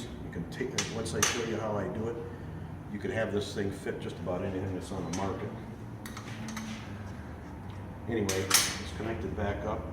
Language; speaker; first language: English; native; English